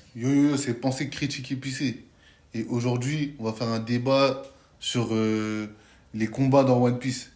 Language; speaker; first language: French; native; French